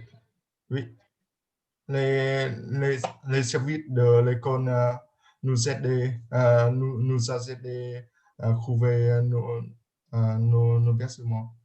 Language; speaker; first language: French; non-native, learner; Vietnamese